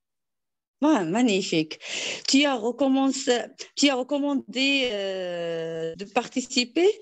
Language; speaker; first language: French; non-native, learner; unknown